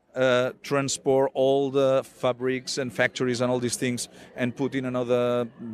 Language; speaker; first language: English; non-native, fluent; Catalan